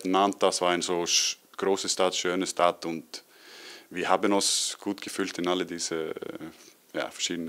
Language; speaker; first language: German; non-native, learner; Icelandic